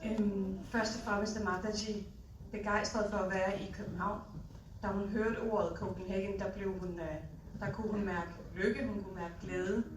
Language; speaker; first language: Danish; early bilingual, other home language; Hindi